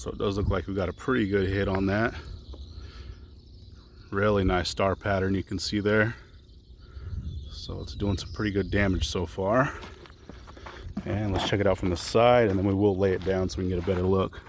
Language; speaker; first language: English; native; English